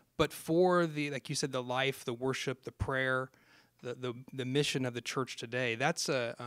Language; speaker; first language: English; native; English